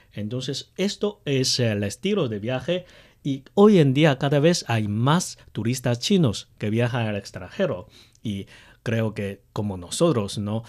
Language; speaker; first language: Spanish; non-native, fluent; Chinese